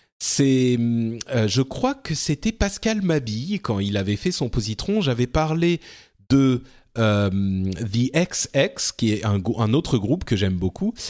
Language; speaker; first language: French; native; French